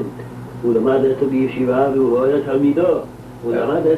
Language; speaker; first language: Hebrew; non-native, local second language; Yiddish